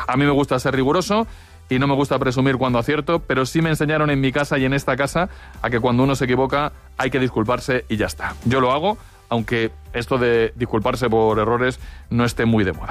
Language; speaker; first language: Spanish; native; Spanish